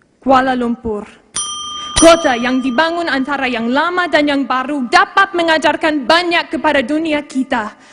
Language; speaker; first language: Malay; non-native, fluent; English